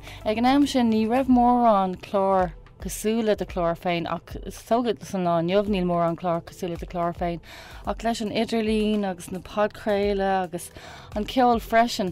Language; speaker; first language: Irish; non-native, learner; English